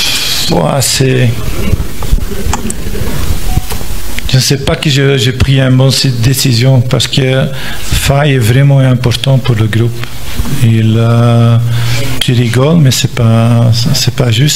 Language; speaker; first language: French; non-native, local second language; Dutch